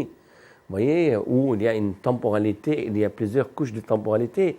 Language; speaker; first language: French; non-native, fluent; Arabic